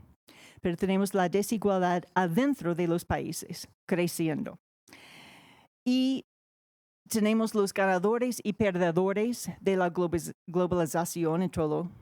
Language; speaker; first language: Spanish; non-native, fluent; English